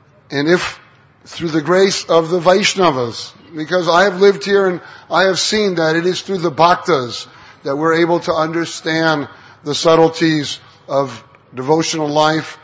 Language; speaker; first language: English; native; English